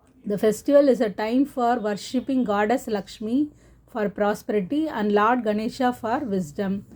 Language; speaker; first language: English; non-native, local second language; Tamil